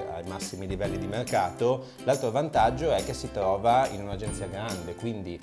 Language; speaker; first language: Italian; native; Italian